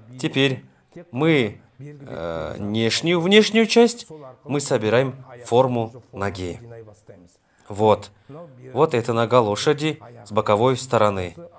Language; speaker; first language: Russian; non-native, local second language; Kazakh